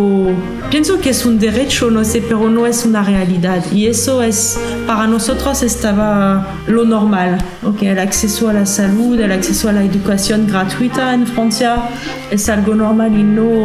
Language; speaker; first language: Spanish; non-native, learner; French